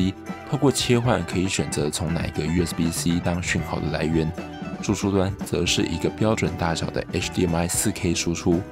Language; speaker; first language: Chinese; native; Chinese